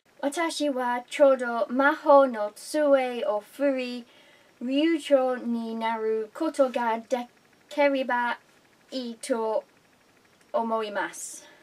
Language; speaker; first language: Japanese; non-native, learner; English